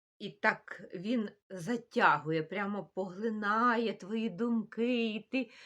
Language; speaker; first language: Ukrainian; non-native, local second language; Russian